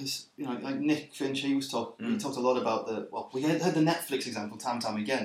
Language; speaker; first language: English; native; English